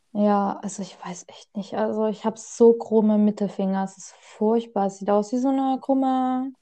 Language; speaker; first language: German; native; German